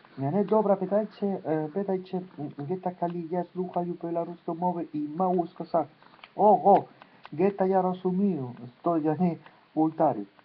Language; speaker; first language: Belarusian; non-native, learner; Spanish